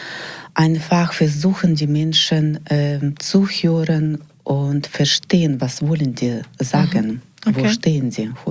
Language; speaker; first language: German; non-native, learner; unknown